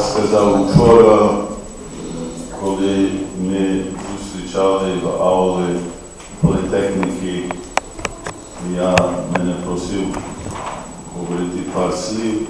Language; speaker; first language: Ukrainian; early bilingual, heritage; Ukrainian